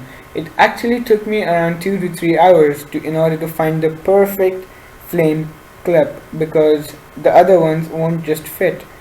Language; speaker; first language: English; non-native, local second language; Urdu